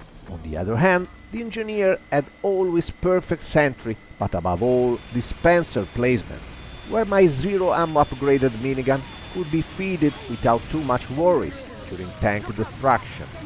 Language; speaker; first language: English; non-native, fluent; Italian